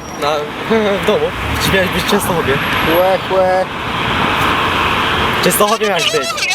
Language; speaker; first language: Polish; native; Polish